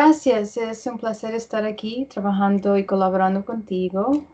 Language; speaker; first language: Spanish; early bilingual, heritage; English